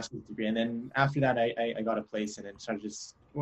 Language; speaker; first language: English; native; English